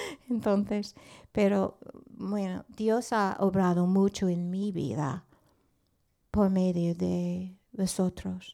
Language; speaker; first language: Spanish; non-native, learner; English